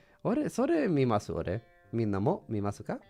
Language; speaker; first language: Japanese; non-native, learner; English